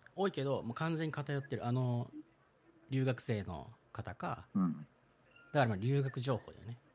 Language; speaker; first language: Japanese; early bilingual, heritage; Japanese